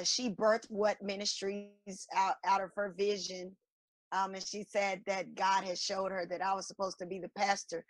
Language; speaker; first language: English; native; English